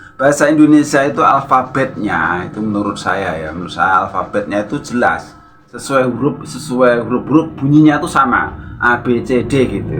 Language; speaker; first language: Indonesian; native; Indonesian